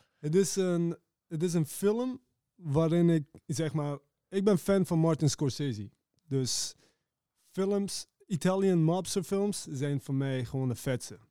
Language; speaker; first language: Dutch; early bilingual, other home language; Persian